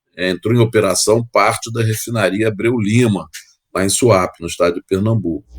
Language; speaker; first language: Portuguese; native; Portuguese